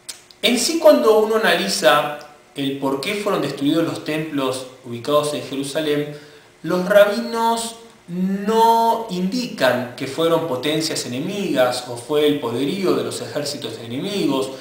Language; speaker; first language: Spanish; native; Spanish